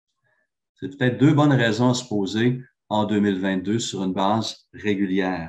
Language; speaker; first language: French; native; French